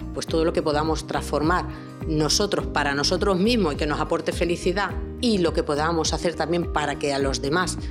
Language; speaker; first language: Spanish; native; Spanish